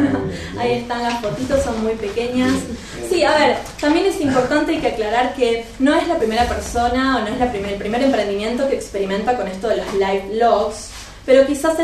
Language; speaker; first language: Spanish; native; Spanish